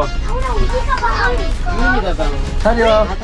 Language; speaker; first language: Korean; native; Korean